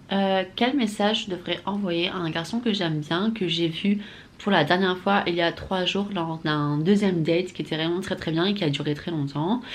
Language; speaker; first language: French; native; French